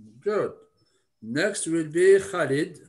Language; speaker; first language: English; non-native, fluent; Arabic